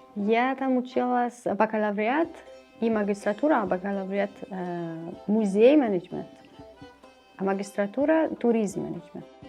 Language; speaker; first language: Russian; non-native, learner; Persian